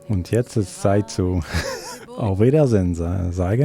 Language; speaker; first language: German; non-native, learner; French